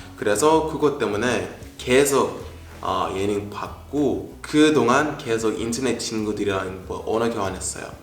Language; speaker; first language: Korean; non-native, fluent; English